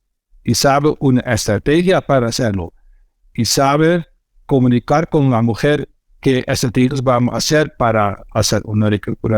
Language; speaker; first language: Spanish; non-native, fluent; Dutch